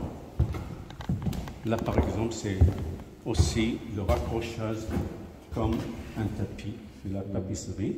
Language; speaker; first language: French; non-native, local second language; Arabic